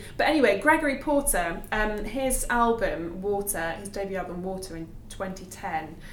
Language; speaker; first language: English; native; English